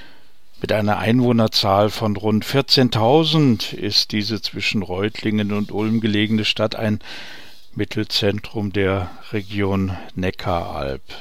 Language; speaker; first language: German; native; German